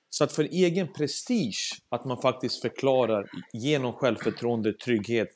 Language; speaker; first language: Swedish; early bilingual, other home language; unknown